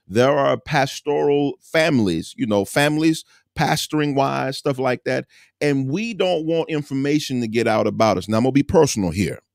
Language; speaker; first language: English; native; English